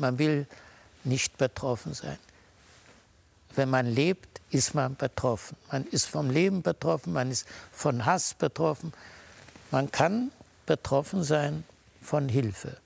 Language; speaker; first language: German; early bilingual, heritage; German